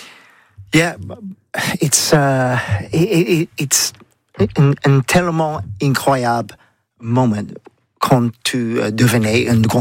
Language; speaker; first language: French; non-native, learner; English